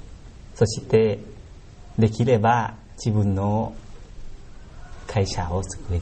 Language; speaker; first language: Japanese; non-native, learner; Thai